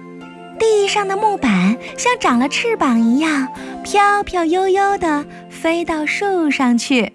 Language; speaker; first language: Chinese; native; Chinese